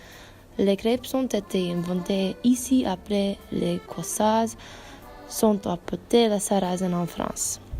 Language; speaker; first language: French; non-native, learner; English